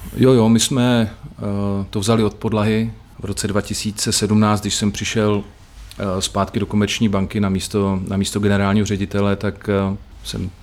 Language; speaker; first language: Czech; native; Czech